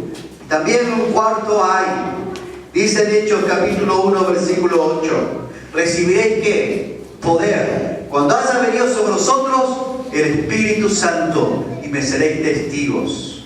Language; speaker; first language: Spanish; native; Spanish